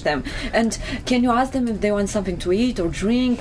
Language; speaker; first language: English; non-native, fluent; Romanian